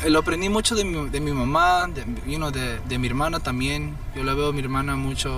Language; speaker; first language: Spanish; early bilingual, heritage; Spanish